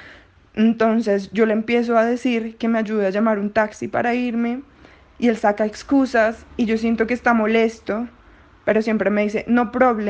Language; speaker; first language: Spanish; native; Spanish